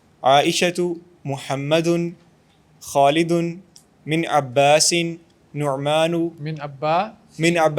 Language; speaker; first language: Arabic; non-native, learner; Urdu